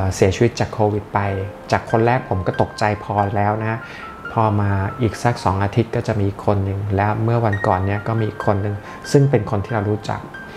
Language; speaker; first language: Thai; native; Thai